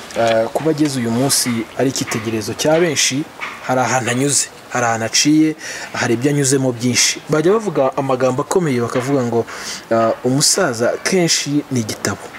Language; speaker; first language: Kinyarwanda; native; Kinyarwanda